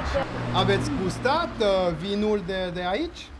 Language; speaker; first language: Romanian; non-native, learner; French